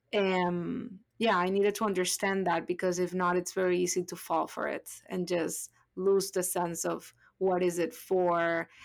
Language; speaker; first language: English; non-native, fluent; Spanish